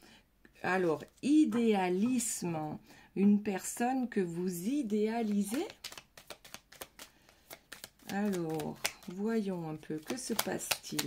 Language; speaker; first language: French; native; French